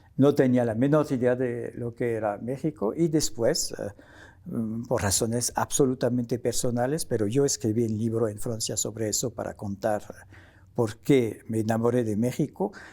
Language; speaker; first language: Spanish; non-native, fluent; French